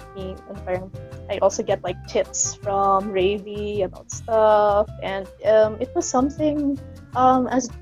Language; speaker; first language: English; non-native, local second language; Cebuano